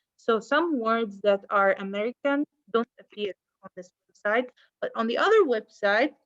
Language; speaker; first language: English; non-native, fluent; Arabic